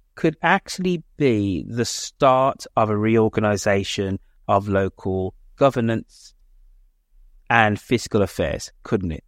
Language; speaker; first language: English; native; English